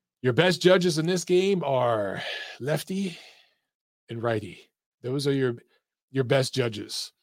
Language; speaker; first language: English; native; English